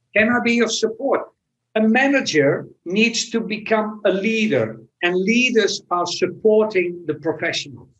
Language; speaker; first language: English; non-native, fluent; Dutch